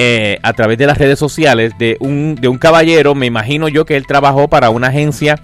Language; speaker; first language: Spanish; native; Spanish